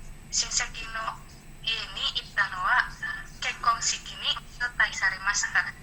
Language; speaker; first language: Japanese; non-native, learner; Indonesian